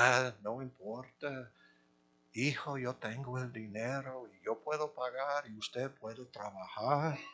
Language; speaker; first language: Spanish; non-native, fluent; English